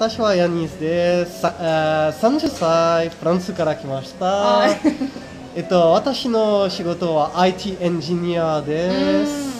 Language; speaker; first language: Japanese; non-native, learner; French